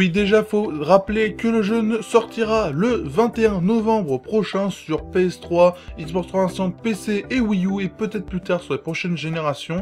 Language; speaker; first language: French; native; French